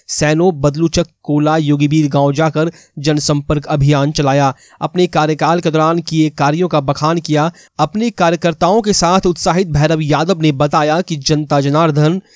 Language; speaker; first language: Hindi; native; Hindi